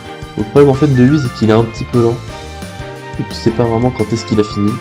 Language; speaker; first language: French; native; French